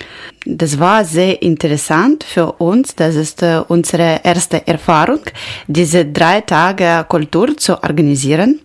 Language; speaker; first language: German; non-native, learner; Ukrainian